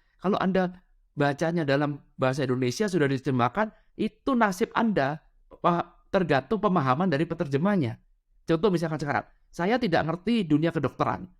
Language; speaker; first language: Indonesian; non-native, local second language; Madurese